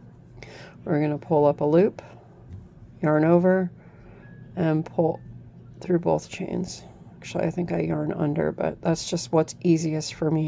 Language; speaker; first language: English; native; English